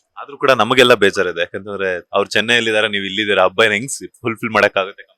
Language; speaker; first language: Kannada; native; Kannada